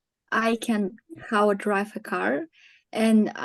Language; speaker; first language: English; non-native, learner; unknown